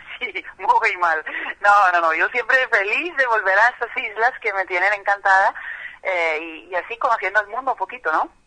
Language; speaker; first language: Spanish; non-native, fluent; Dutch